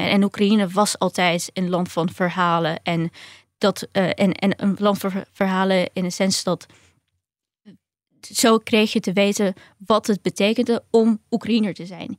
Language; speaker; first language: Dutch; early bilingual, other home language; Ukrainian